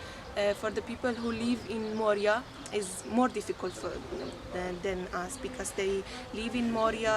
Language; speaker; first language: English; non-native, fluent; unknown